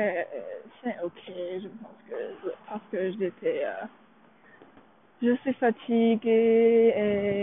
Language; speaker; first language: French; non-native, learner; English